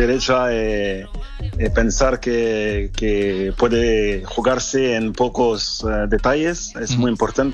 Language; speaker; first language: Spanish; non-native, fluent; French